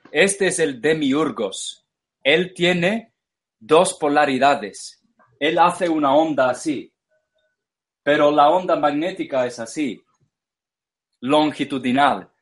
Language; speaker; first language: Spanish; non-native, fluent; English